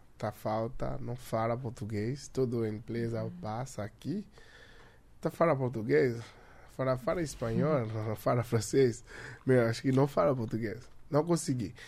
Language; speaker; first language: Portuguese; non-native, learner; Haitian Creole